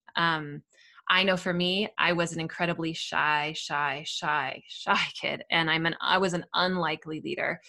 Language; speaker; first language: English; native; English